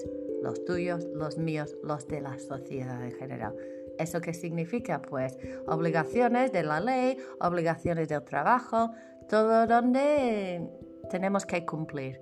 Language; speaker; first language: Spanish; non-native, fluent; English